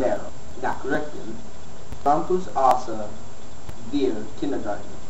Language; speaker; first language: German; non-native, learner; English